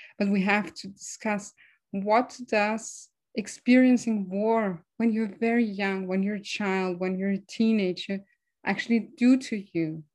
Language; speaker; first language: English; non-native, fluent; German